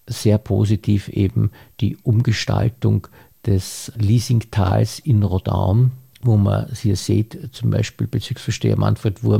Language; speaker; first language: German; native; German